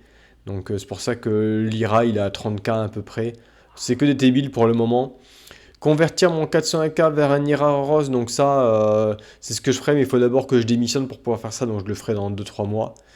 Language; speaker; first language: French; native; French